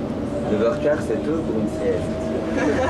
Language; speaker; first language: French; native; French